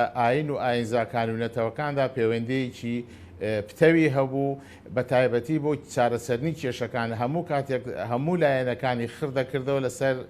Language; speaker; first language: Central Kurdish; non-native, local second language; Azerbaijani